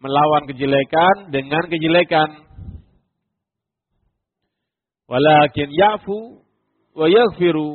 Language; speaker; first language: Indonesian; native; Indonesian